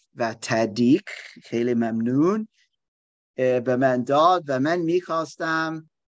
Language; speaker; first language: Persian; non-native, learner; German